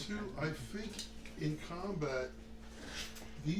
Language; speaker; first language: English; native; English